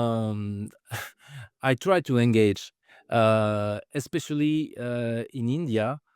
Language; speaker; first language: English; non-native, fluent; French